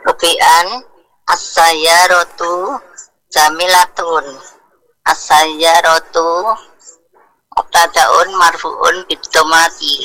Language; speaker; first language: Arabic; non-native, learner; Indonesian